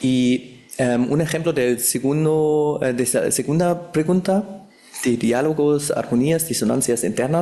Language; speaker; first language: Spanish; non-native, fluent; German